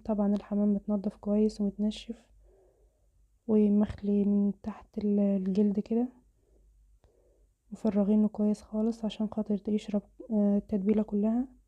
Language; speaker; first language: Arabic; native; Arabic